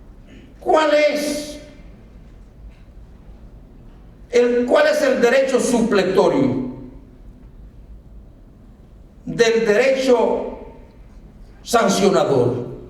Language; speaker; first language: Spanish; native; Spanish